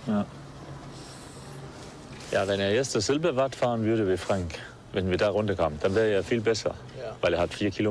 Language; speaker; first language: German; non-native, fluent; Danish